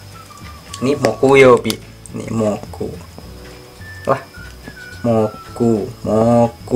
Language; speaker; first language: Indonesian; native; Indonesian